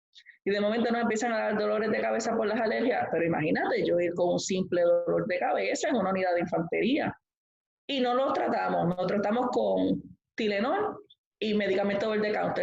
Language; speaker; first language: Spanish; native; Spanish